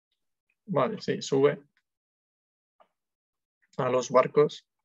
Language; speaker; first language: Spanish; non-native, learner; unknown